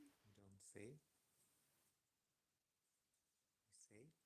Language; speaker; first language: English; non-native, learner; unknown